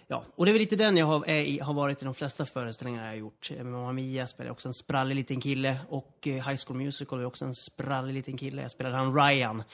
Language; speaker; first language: Swedish; native; Swedish